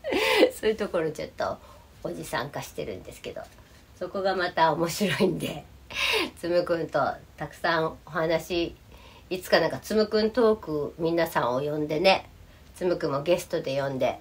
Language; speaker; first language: Japanese; native; Japanese